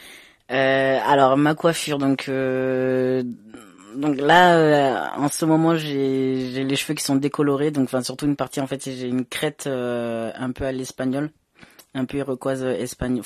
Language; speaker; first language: French; native; French